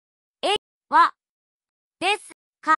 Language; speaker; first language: Japanese; non-native, learner; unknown